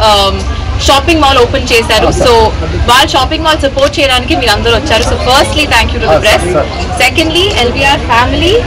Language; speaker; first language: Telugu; non-native, fluent; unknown